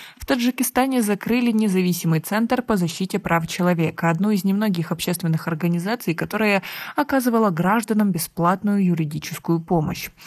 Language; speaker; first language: Russian; non-native, local second language; Tajik